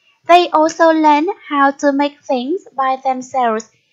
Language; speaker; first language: English; non-native, fluent; Vietnamese